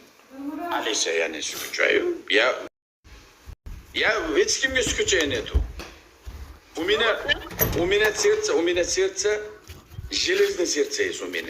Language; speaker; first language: Russian; non-native, learner; Uzbek